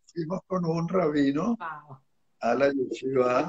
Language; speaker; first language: Spanish; early bilingual, other home language; Hebrew